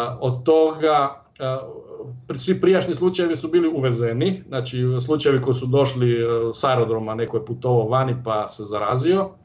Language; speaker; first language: Croatian; native; Croatian